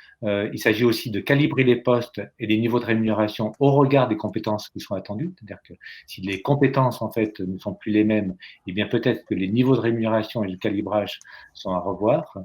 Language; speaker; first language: French; native; French